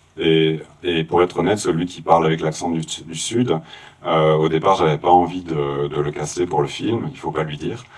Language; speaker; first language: French; native; French